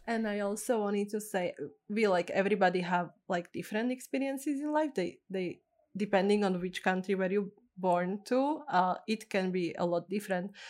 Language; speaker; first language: English; non-native, fluent; Czech